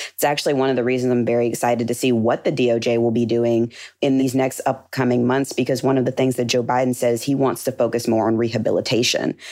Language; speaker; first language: English; native; English